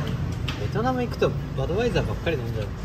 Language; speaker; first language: Japanese; native; Japanese